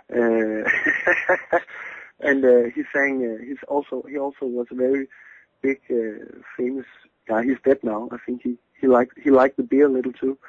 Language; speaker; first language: English; non-native, fluent; Danish